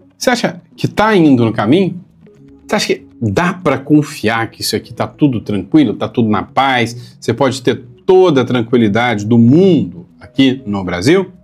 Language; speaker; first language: Portuguese; native; Portuguese